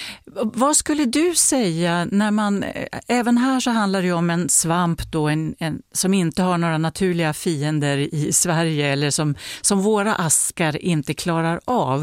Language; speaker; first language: Swedish; native; Swedish